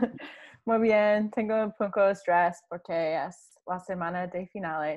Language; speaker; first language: Spanish; non-native, learner; English